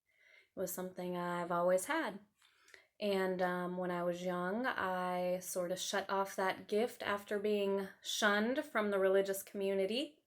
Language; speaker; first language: English; native; English